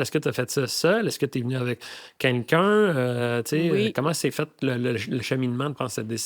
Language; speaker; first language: French; native; French